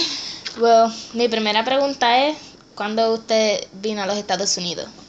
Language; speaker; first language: Spanish; early bilingual, heritage; Spanish